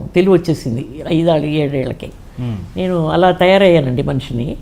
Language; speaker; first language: Telugu; native; Telugu